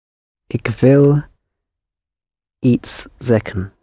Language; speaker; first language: Dutch; non-native, learner; English